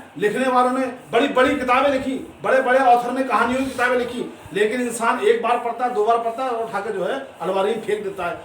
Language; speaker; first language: Urdu; native; Urdu